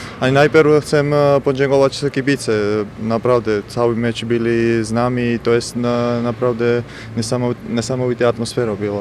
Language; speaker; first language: Polish; non-native, learner; Georgian